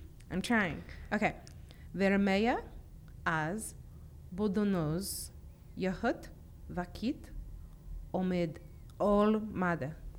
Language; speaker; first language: Turkish; non-native, learner; English